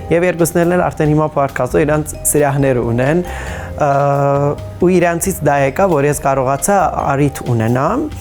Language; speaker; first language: Armenian; native; Armenian